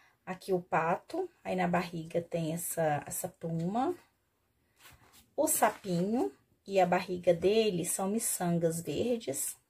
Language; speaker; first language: Portuguese; native; Portuguese